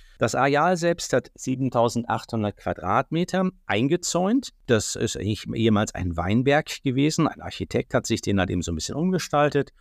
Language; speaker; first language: German; native; German